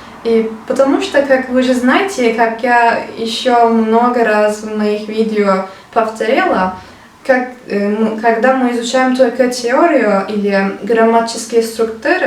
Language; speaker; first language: Russian; non-native, learner; Turkish